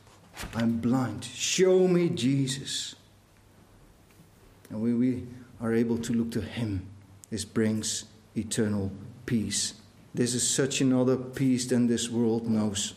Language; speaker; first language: English; non-native, fluent; Dutch